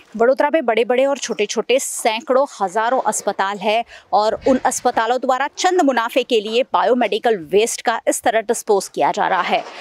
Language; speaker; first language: Hindi; non-native, local second language; Gujarati